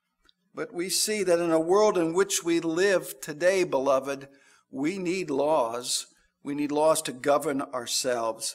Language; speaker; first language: English; native; English